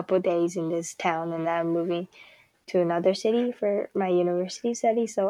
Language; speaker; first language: English; non-native, fluent; Chinese